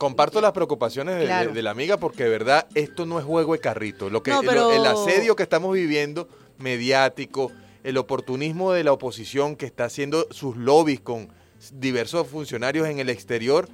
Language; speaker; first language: Spanish; native; Spanish